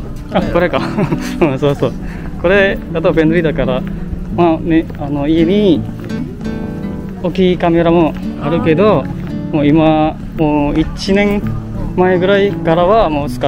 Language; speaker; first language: Japanese; non-native, fluent; Indonesian